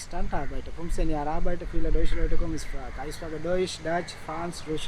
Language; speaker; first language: German; non-native, learner; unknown